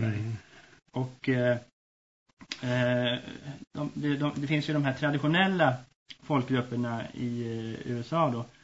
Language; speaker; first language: Swedish; native; Swedish